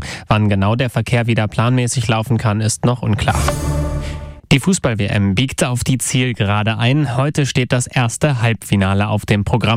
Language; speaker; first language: German; native; German